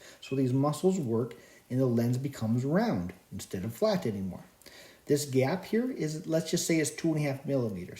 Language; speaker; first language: English; native; English